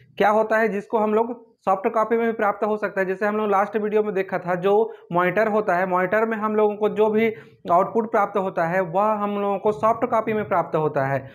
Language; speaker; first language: Hindi; native; Hindi